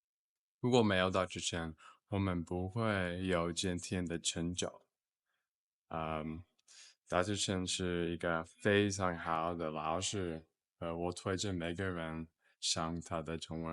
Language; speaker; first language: Chinese; non-native, learner; English